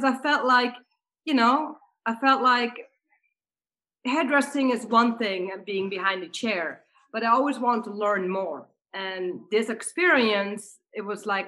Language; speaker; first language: English; non-native, fluent; Dutch